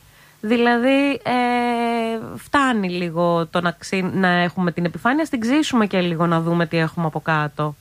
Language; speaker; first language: Greek; native; Greek